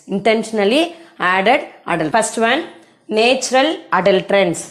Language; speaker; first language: English; non-native, local second language; Tamil